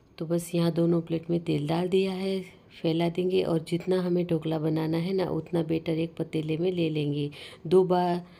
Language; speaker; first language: Hindi; non-native, local second language; Gujarati